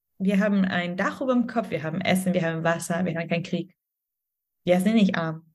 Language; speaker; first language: German; non-native, fluent; Spanish